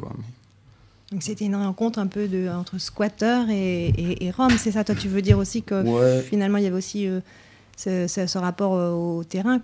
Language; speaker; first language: French; native; French